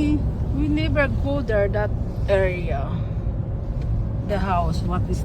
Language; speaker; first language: English; non-native, local second language; Waray